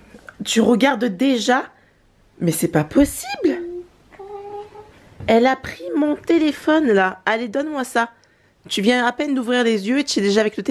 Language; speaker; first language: French; native; French